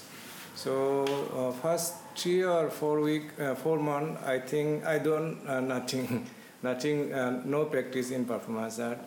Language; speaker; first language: English; non-native, local second language; Kok Borok